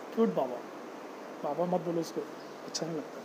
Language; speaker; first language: Hindi; non-native, local second language; Marathi